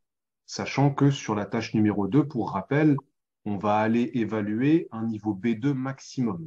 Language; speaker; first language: French; native; French